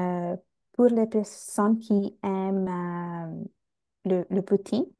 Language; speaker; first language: French; non-native, fluent; Bangla